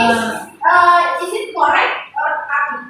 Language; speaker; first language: English; non-native, learner; Indonesian